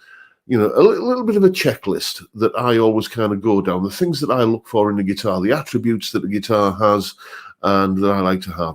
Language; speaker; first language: English; native; English